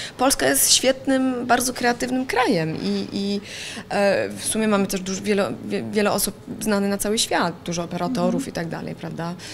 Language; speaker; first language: Polish; early bilingual, heritage; Polish